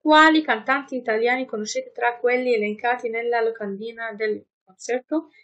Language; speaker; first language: Italian; non-native, fluent; Arabic